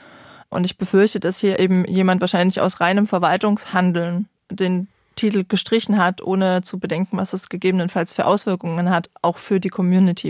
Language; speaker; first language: German; native; German